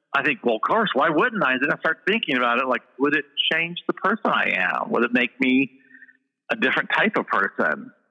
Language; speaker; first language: English; native; English